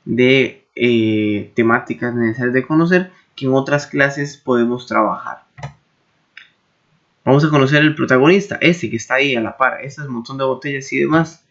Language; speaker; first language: Spanish; native; Spanish